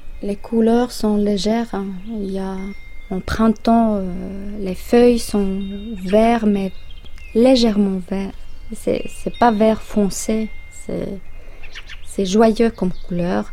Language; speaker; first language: French; non-native, fluent; Finnish